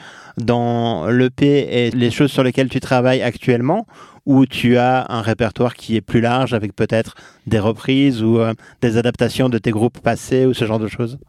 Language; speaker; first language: French; native; French